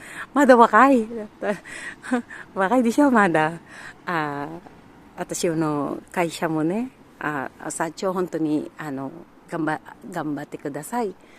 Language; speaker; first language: Japanese; non-native, learner; Filipino